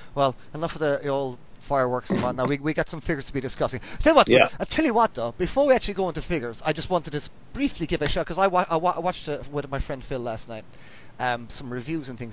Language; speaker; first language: English; native; English